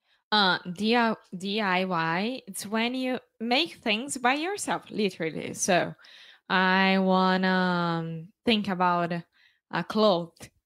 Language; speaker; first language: English; non-native, fluent; Portuguese